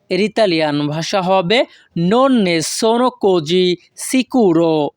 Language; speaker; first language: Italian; non-native, fluent; Bangla